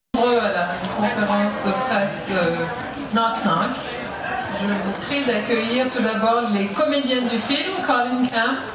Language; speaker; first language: French; native; French